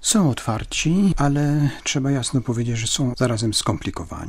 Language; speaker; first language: Polish; native; Polish